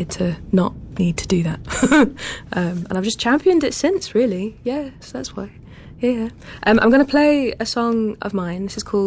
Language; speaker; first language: English; native; English